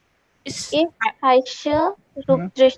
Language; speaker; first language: German; non-native, learner; Assamese